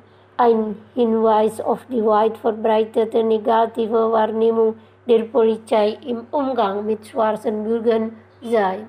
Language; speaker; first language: German; non-native, fluent; Indonesian